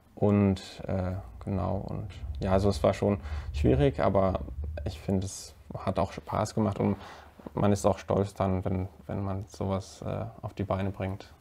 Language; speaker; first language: German; native; German